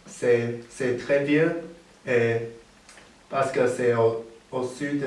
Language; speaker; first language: French; non-native, learner; Chinese